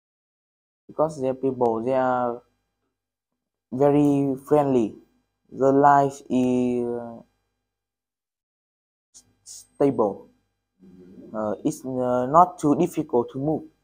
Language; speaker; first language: English; non-native, learner; Vietnamese